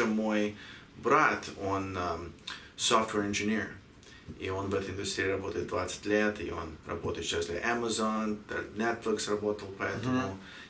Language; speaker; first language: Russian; early bilingual, heritage; Russian